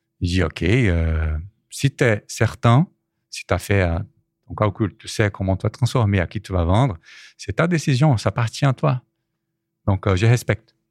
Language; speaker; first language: French; non-native, fluent; Portuguese